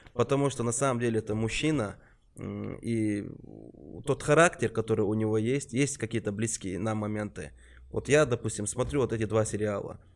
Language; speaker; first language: Russian; non-native, local second language; Chechen